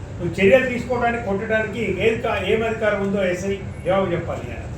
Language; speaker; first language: Telugu; native; Telugu